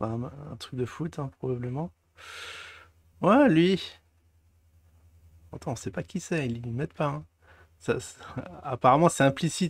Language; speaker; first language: French; native; French